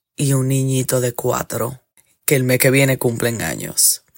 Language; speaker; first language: Spanish; early bilingual, heritage; Spanish